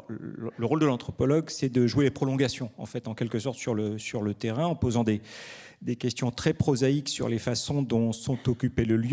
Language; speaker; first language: French; native; French